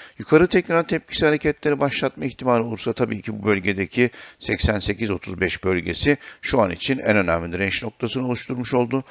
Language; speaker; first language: Turkish; native; Turkish